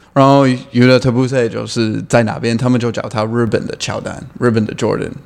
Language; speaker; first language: Chinese; non-native, fluent; English